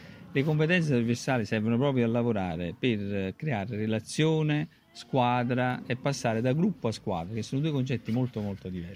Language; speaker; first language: Italian; native; Italian